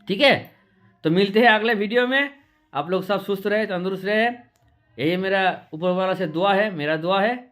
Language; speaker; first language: Hindi; non-native, local second language; Bangla